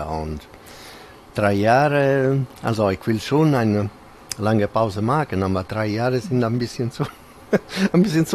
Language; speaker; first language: German; non-native, fluent; Italian